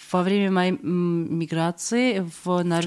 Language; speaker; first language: Russian; non-native, fluent; Georgian